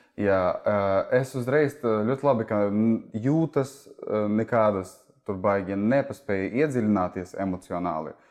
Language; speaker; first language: Latvian; non-native, local second language; Russian